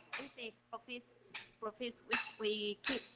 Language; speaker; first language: English; non-native, learner; Vietnamese